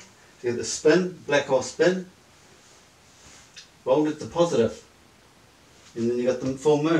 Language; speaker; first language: English; native; English